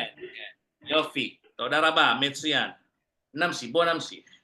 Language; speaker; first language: Hebrew; non-native, fluent; Indonesian